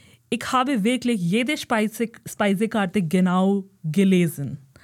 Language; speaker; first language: German; non-native, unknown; Hindi